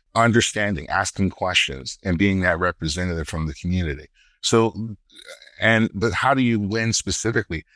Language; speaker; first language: English; native; English